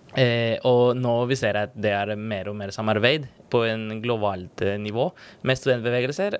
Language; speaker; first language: Norwegian; non-native, fluent; Spanish